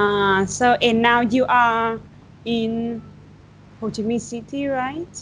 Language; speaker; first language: English; non-native, fluent; Vietnamese